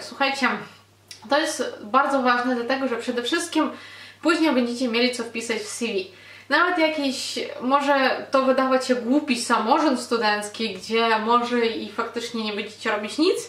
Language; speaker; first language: Polish; non-native, fluent; Ukrainian